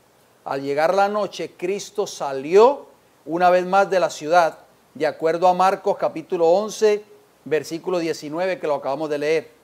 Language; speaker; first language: Spanish; native; Spanish